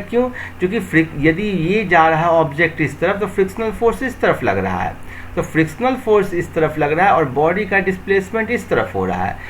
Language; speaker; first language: Hindi; native; Hindi